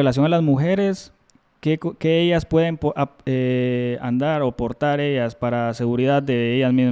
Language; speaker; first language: Spanish; native; Spanish